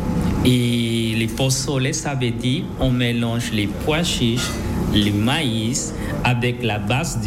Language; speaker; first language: French; non-native, fluent; Spanish